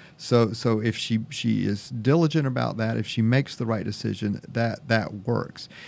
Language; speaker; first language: English; native; English